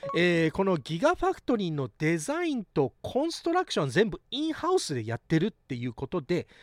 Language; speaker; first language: Japanese; early bilingual, heritage; Japanese